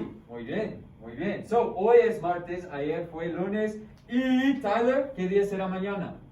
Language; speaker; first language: Spanish; non-native, fluent; English